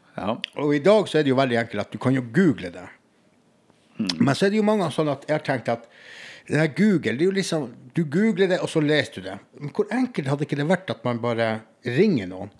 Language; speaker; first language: Norwegian; native; Norwegian